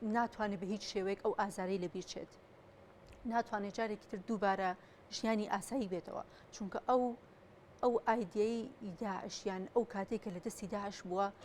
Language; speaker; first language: Central Kurdish; non-native, local second language; Kurdish